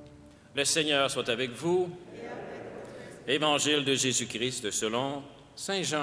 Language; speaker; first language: French; native; French